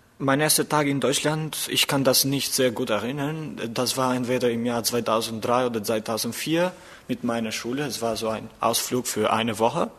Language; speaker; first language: German; non-native, fluent; Albanian